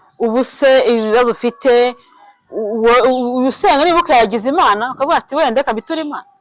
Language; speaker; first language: Kinyarwanda; native; Kinyarwanda